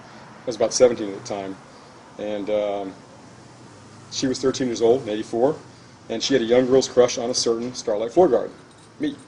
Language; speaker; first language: English; native; English